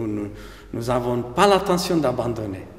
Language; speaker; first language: French; non-native, fluent; Aramaic